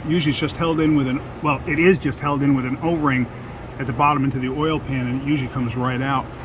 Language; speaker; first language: English; native; English